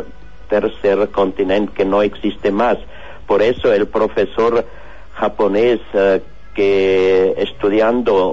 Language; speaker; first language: Spanish; non-native, learner; German